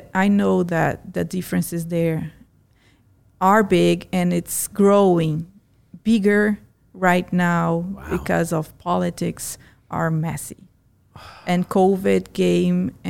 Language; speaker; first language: English; non-native, fluent; Portuguese